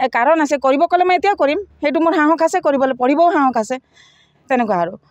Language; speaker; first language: Assamese; non-native, local second language; Sadri